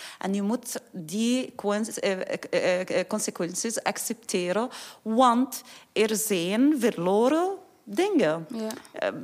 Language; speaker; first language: Dutch; non-native, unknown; Arabic